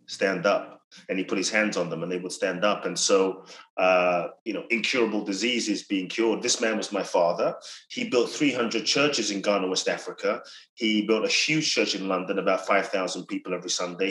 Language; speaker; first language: English; native; English